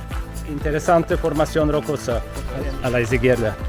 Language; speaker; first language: Spanish; non-native, learner; Polish